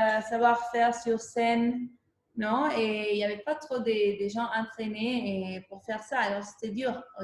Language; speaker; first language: French; non-native, fluent; Spanish